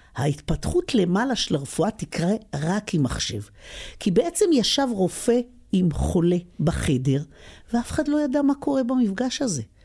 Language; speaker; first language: Hebrew; native; Hebrew